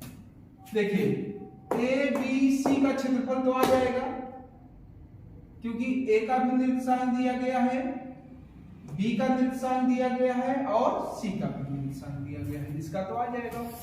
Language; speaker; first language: Hindi; native; Hindi